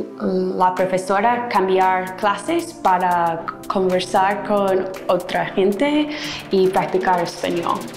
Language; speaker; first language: Spanish; non-native, learner; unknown